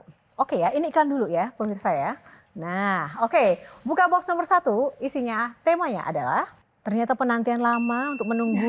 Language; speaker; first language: Indonesian; native; Indonesian